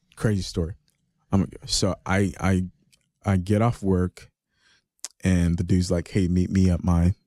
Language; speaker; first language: English; early bilingual, other home language; Greek